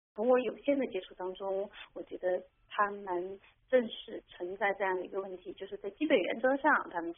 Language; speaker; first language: Chinese; native; Chinese